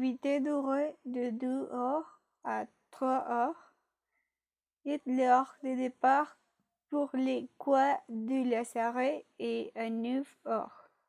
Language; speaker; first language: French; non-native, learner; Spanish